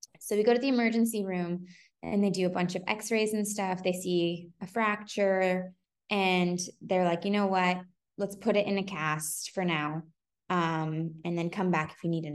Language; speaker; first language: English; native; English